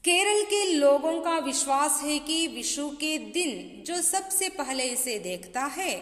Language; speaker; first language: Hindi; non-native, local second language; Kannada